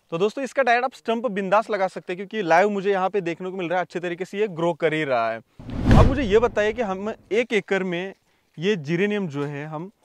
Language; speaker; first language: Hindi; native; Hindi